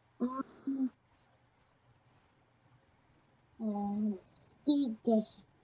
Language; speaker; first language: Japanese; non-native, learner; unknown